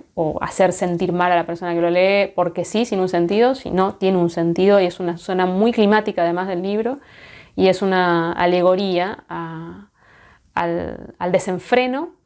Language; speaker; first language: Spanish; native; Spanish